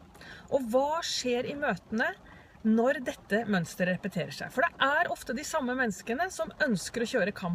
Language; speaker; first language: Norwegian; native; Norwegian